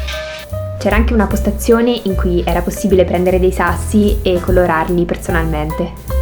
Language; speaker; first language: Italian; native; Italian